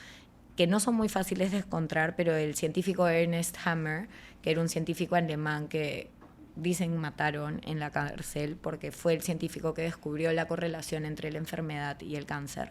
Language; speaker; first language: Spanish; native; Spanish